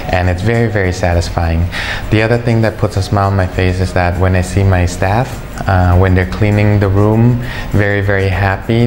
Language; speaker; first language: English; early bilingual, other home language; Thai